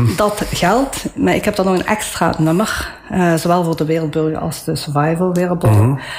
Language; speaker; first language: Dutch; early bilingual, other home language; Italian